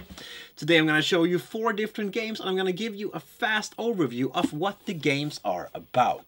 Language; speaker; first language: English; non-native, fluent; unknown